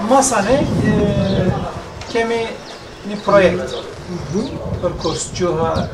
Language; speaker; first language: Albanian; early bilingual, heritage; Turkish